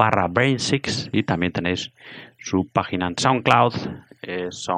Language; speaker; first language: Spanish; native; Spanish